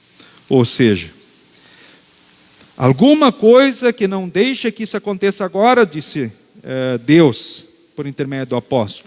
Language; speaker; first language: Portuguese; native; Portuguese